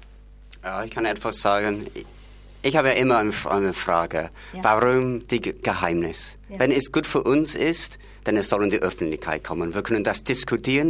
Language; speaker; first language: German; non-native, fluent; English